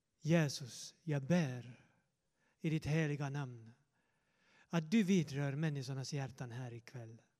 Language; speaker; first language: Swedish; non-native, fluent; Finnish